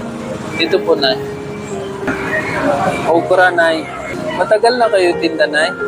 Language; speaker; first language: Filipino; non-native, learner; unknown